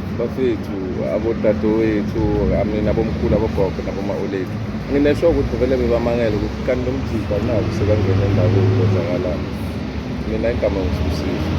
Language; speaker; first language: Zulu; native; Zulu